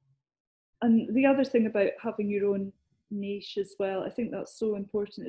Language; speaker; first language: English; native; English